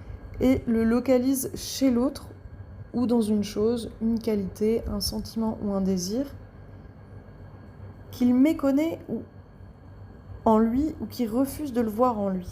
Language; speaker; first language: French; native; French